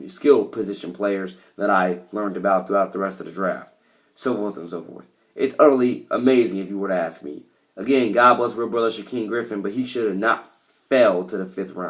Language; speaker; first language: English; native; English